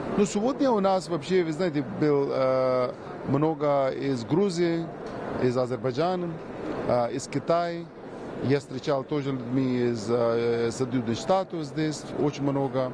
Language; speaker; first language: Russian; non-native, learner; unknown